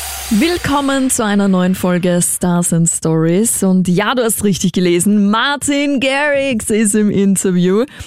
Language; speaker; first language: German; native; German